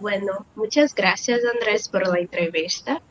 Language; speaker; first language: Spanish; non-native, learner; Portuguese